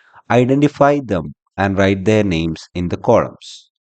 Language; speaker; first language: English; non-native, local second language; Malayalam